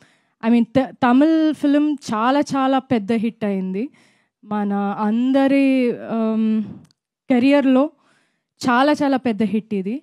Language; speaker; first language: Telugu; non-native, fluent; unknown